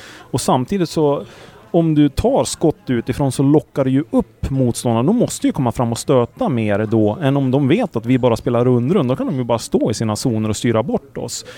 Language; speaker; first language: Swedish; native; Swedish